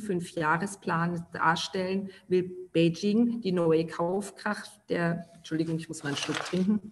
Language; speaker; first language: German; native; German